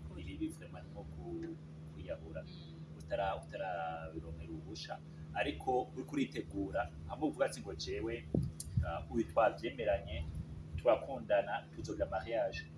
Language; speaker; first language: Rundi; native; Rundi